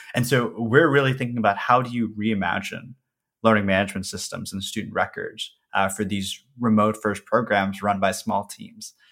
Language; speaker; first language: English; early bilingual, other home language; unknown